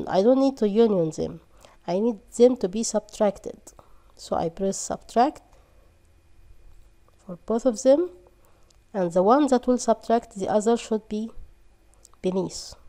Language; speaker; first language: English; non-native, fluent; Arabic